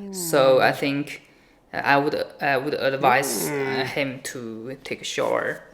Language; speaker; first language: English; non-native, learner; Chinese